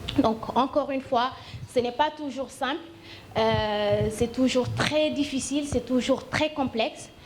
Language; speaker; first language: French; non-native, local second language; Wolof